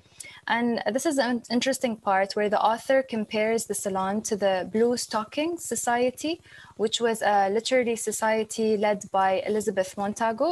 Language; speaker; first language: English; non-native, fluent; Arabic